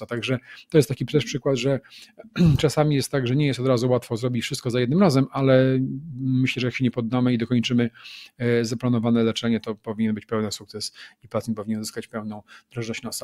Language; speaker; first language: Polish; native; Polish